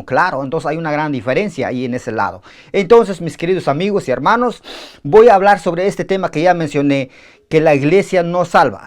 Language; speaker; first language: Spanish; native; Spanish